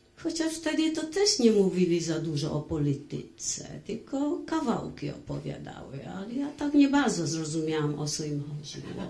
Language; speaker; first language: Polish; non-native, fluent; Vietnamese